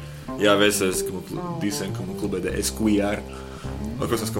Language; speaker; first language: Spanish; non-native, fluent; Slovak